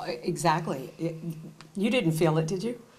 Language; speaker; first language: English; native; English